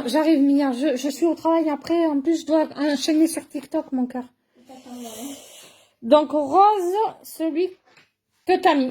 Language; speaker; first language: French; native; French